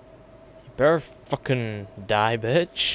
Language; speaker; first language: English; native; English